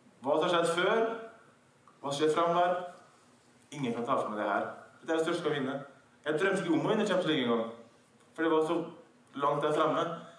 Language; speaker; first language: Norwegian; native; Norwegian